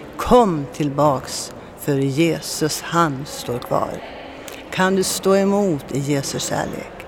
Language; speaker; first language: Swedish; native; Swedish